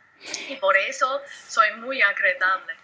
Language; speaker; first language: Spanish; non-native, learner; German